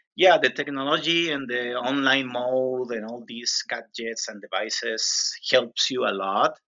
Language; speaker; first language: English; non-native, learner; Spanish